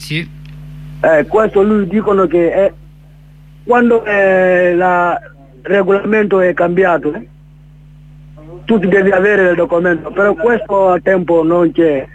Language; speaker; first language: Italian; non-native, learner; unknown